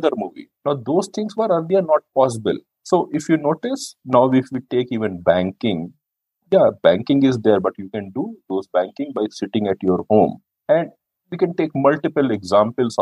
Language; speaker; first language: English; non-native, local second language; Hindi